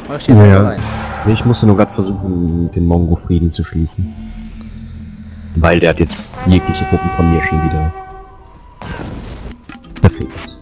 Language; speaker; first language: German; native; German